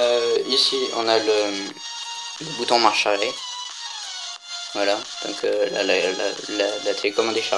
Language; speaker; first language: French; native; French